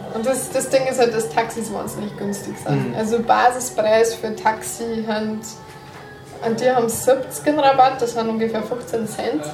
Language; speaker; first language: German; native; German